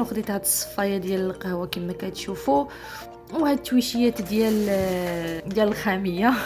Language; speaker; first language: Arabic; native; Arabic